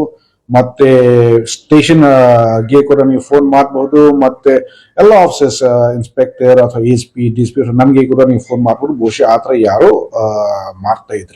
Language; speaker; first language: Kannada; non-native, fluent; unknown